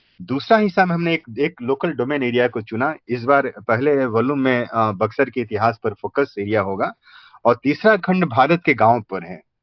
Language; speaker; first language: Hindi; native; Hindi